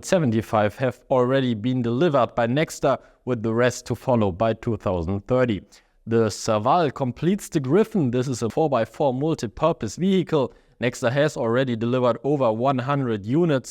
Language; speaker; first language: English; non-native, fluent; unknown